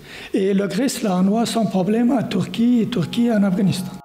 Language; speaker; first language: French; non-native, learner; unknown